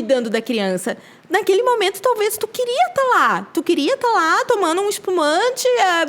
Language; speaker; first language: Portuguese; native; Portuguese